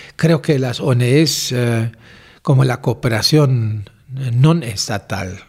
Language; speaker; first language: Spanish; non-native, fluent; German